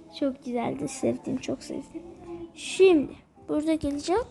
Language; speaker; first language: Turkish; early bilingual, heritage; Turkish